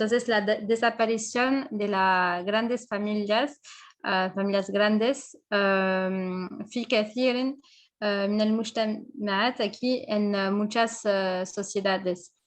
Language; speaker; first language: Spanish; non-native, fluent; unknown